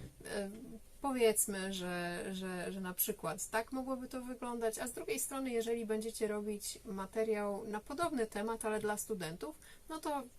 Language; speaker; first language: Polish; native; Polish